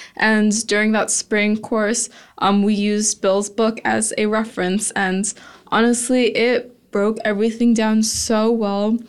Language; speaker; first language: English; native; English